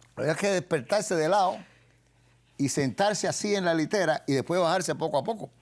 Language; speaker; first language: Spanish; native; Spanish